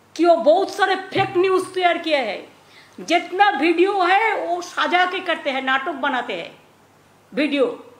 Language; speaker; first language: Hindi; non-native, local second language; Bangla